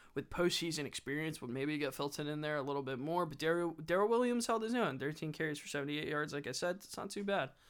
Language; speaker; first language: English; native; English